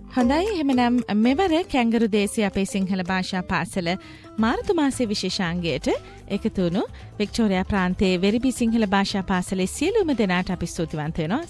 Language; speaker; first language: Sinhala; native; Sinhala